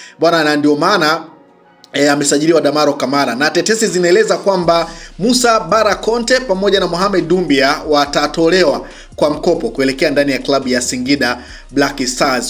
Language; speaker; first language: Swahili; native; Swahili